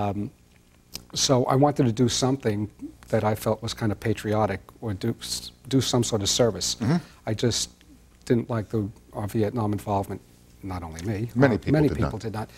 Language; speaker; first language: English; native; English